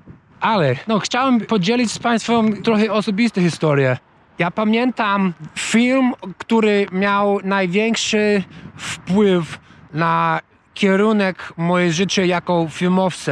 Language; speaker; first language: Polish; non-native, learner; English